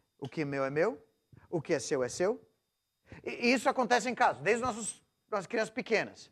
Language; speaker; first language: Portuguese; non-native, local second language; English